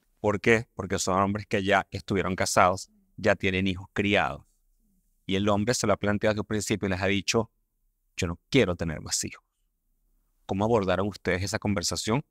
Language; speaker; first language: Spanish; native; Spanish